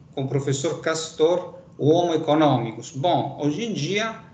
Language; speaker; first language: Portuguese; non-native, fluent; Italian